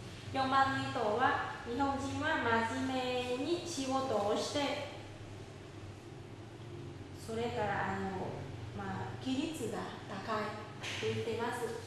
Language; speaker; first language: Japanese; non-native, fluent; Vietnamese